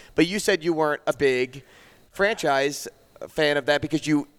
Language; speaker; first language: English; native; English